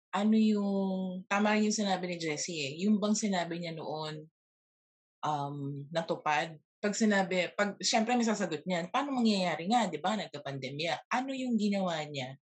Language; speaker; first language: Filipino; native; Filipino